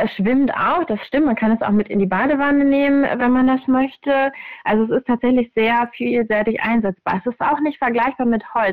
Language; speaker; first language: German; native; German